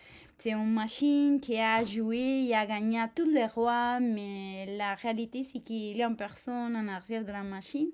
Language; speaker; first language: French; non-native, fluent; Spanish